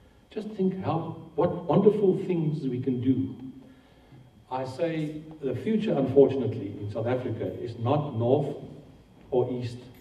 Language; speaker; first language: English; non-native, local second language; Afrikaans